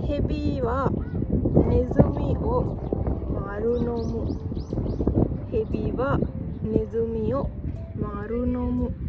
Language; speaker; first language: Japanese; non-native, fluent; Sinhala